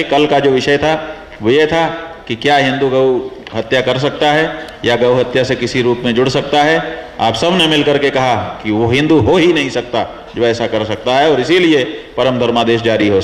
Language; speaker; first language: Hindi; native; Hindi